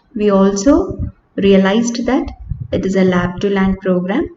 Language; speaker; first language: English; non-native, local second language; Malayalam